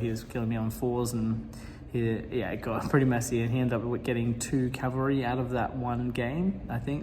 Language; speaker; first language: English; native; English